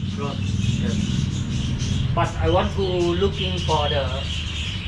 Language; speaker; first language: English; non-native, learner; Thai